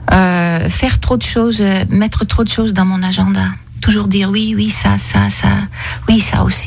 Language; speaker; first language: French; non-native, fluent; Dutch